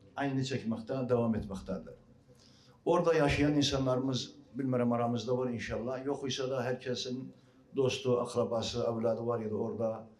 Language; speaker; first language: Turkish; early bilingual, heritage; Arabic